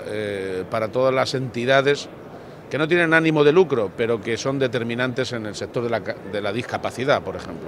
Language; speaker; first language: Spanish; native; Spanish